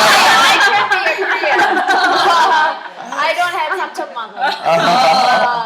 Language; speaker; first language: English; non-native, learner; Korean